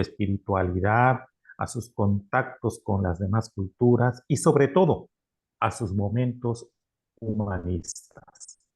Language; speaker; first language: Spanish; native; Spanish